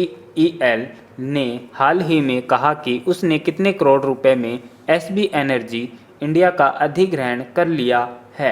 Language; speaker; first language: Hindi; native; Hindi